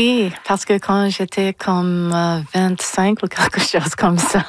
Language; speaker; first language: French; non-native, local second language; English